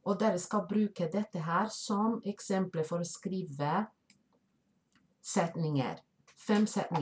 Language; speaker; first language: Norwegian; non-native, fluent; Spanish